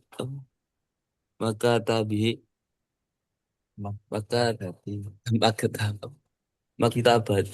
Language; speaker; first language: Arabic; non-native, learner; Indonesian